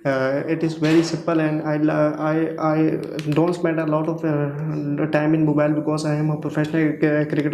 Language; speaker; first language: English; non-native, learner; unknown